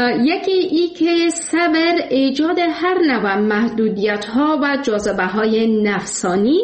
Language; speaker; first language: Persian; native; Persian